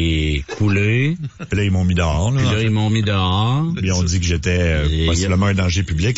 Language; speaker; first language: French; native; French